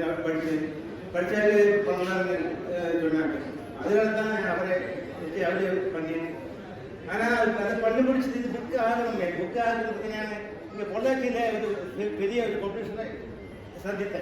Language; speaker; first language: Tamil; non-native, learner; Malayalam